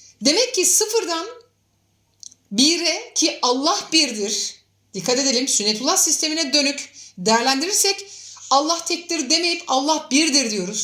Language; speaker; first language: Turkish; native; Turkish